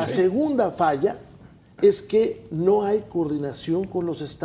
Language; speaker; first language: Spanish; native; Spanish